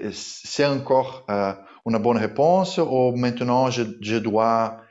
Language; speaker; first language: French; non-native, fluent; Portuguese